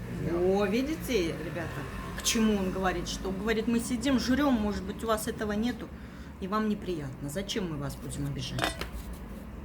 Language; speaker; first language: Russian; native; Russian